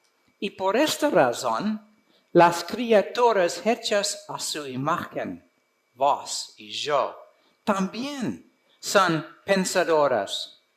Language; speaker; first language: Spanish; non-native, fluent; English